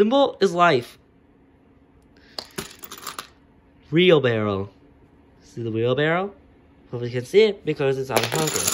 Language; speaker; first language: English; native; English